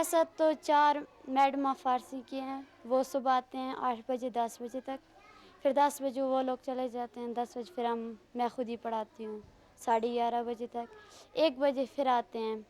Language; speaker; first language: Hindi; non-native, learner; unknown